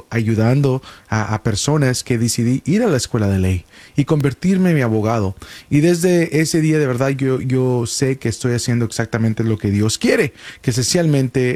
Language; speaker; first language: Spanish; early bilingual, heritage; Spanish